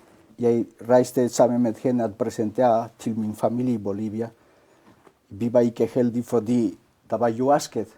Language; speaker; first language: Danish; non-native, learner; Spanish